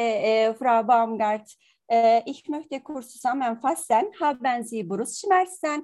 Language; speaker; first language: German; non-native, learner; Turkish